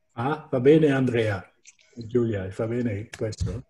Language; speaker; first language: Italian; non-native, learner; Dutch